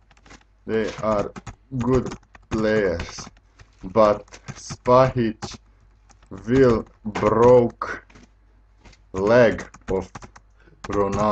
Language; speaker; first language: English; non-native, learner; Bosnian